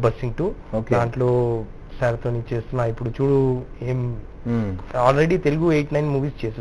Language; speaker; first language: Telugu; non-native, local second language; Urdu